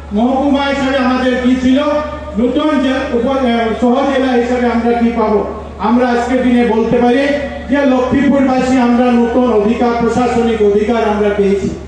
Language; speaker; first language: Bangla; native; Bangla